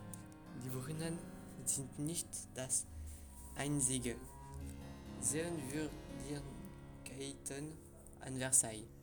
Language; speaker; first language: German; non-native, learner; French